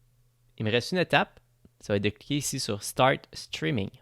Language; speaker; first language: French; native; French